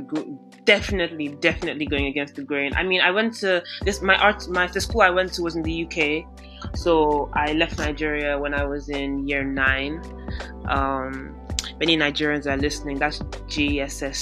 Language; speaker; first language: English; non-native, local second language; Yoruba